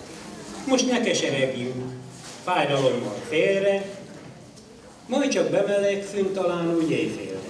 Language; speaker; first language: Hungarian; native; Hungarian